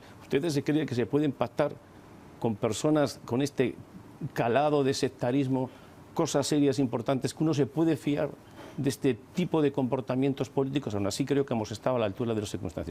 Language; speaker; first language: Spanish; native; Spanish